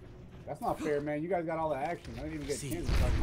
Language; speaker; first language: English; native; English